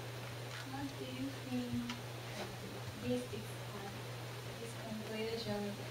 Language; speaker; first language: English; non-native, fluent; Japanese